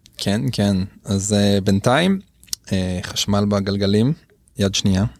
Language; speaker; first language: Hebrew; native; Hebrew